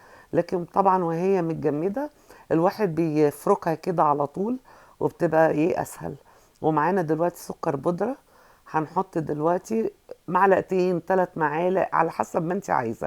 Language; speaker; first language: Arabic; native; Arabic